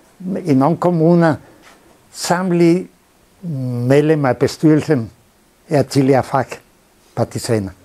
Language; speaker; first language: Danish; non-native, fluent; Spanish